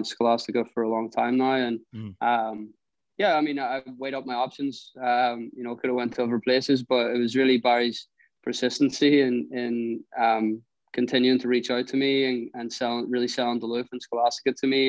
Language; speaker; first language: English; native; English